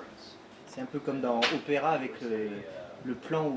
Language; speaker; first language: French; native; French